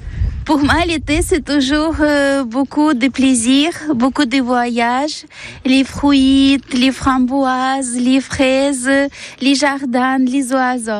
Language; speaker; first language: French; non-native, learner; Ukrainian